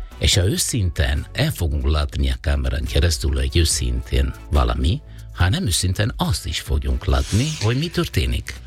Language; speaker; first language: Hungarian; non-native, learner; Italian